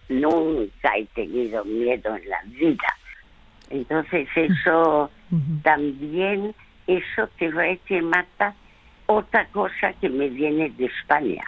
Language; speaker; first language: Spanish; early bilingual, other home language; French